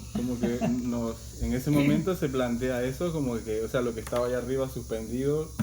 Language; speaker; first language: Spanish; native; Spanish